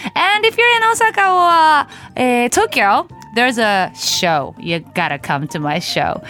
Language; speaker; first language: English; non-native, fluent; Japanese